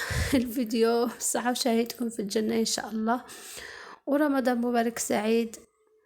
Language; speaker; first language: Arabic; native; Arabic